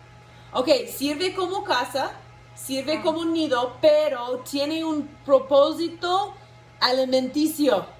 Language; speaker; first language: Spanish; non-native, local second language; English